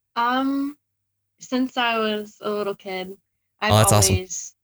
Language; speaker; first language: English; native; English